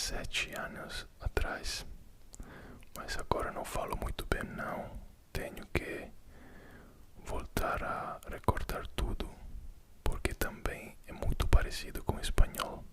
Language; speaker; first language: Portuguese; non-native, learner; Italian